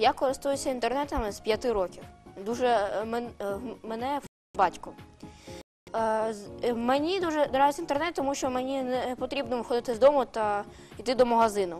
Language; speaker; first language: Ukrainian; non-native, local second language; Russian